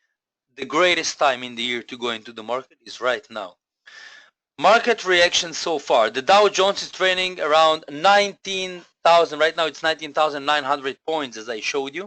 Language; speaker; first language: English; non-native, fluent; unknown